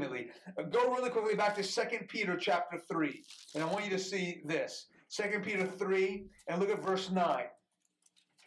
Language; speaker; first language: English; early bilingual, other home language; Persian